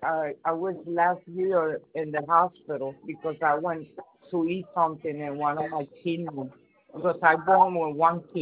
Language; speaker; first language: English; non-native, learner; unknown